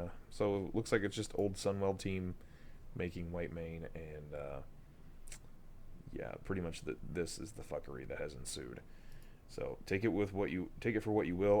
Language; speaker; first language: English; native; English